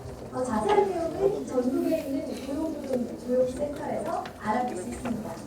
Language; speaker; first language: Korean; native; Korean